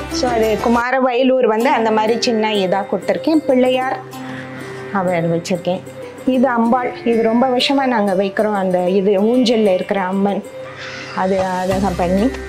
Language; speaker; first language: Tamil; non-native, local second language; Gujarati